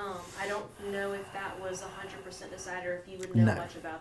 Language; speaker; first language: English; native; English